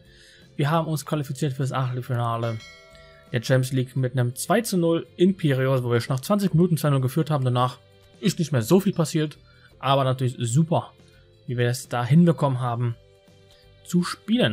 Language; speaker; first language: German; native; German